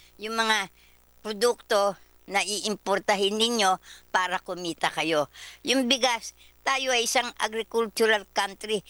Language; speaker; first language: Filipino; native; Filipino